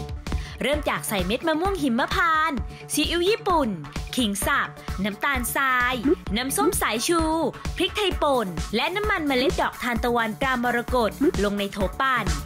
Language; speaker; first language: Thai; native; Thai